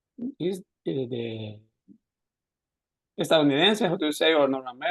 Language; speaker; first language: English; non-native, learner; Spanish